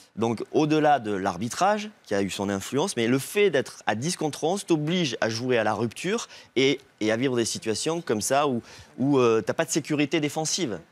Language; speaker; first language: French; native; French